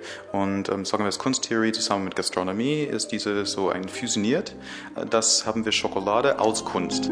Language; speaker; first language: German; non-native, learner; English